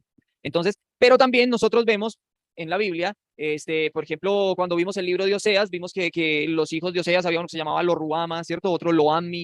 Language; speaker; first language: Spanish; native; Spanish